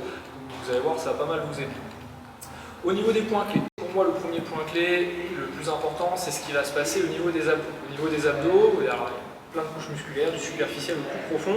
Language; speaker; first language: French; native; French